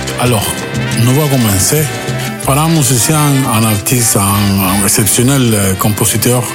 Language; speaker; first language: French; non-native, learner; Spanish